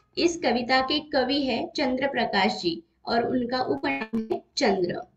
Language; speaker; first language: Hindi; non-native, local second language; Marathi